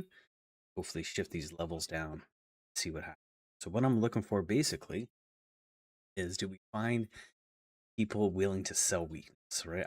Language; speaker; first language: English; native; English